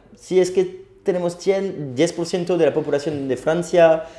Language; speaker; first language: Spanish; non-native, fluent; French